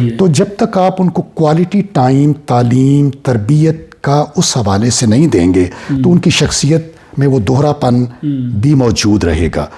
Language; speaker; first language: Urdu; non-native, local second language; Punjabi